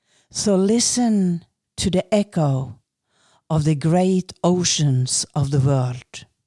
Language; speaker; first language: English; non-native, fluent; Norwegian